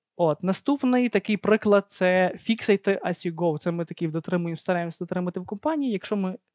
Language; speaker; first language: Ukrainian; native; Ukrainian